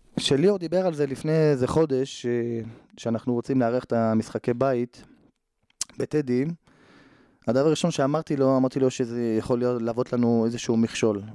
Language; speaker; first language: Hebrew; native; Hebrew